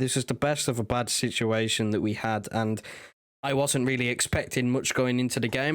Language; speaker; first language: English; native; English